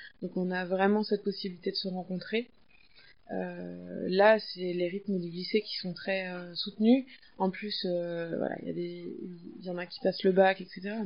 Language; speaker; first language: French; native; French